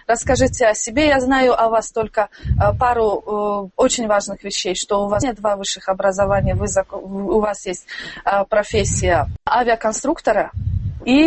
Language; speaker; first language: Russian; non-native, local second language; Tajik